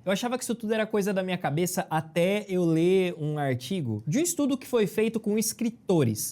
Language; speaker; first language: Portuguese; native; Portuguese